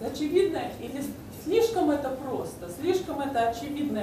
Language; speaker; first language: Russian; native; Russian